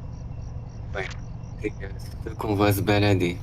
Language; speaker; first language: French; native; French